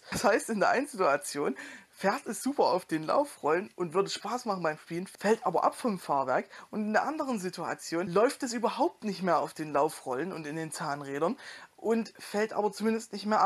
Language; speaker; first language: German; native; German